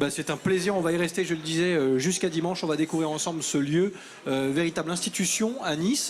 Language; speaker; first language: French; native; French